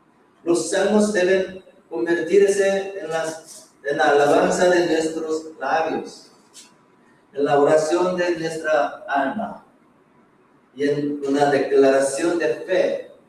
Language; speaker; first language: Spanish; non-native, fluent; Korean